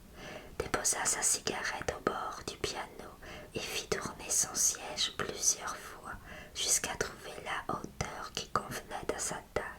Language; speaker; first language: French; native; French